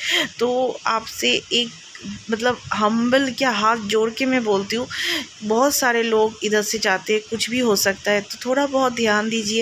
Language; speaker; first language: Hindi; non-native, local second language; Bangla